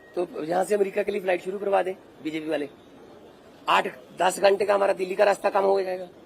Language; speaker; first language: Hindi; non-native, local second language; Punjabi